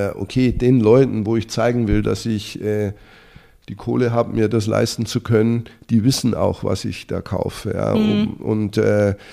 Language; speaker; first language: German; native; German